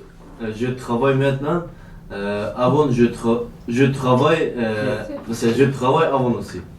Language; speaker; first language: French; non-native, learner; Kurdish